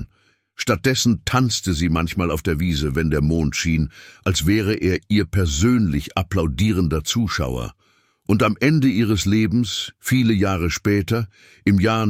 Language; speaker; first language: German; native; German